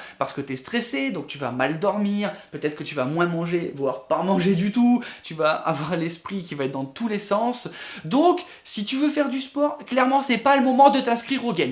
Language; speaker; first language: French; native; French